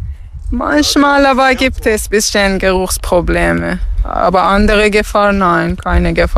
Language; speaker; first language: German; non-native, learner; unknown